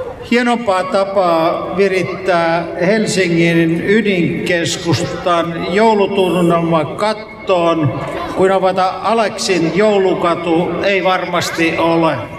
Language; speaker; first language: Finnish; native; Finnish